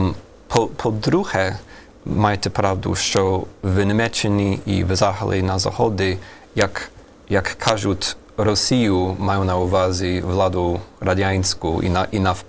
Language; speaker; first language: Ukrainian; non-native, fluent; German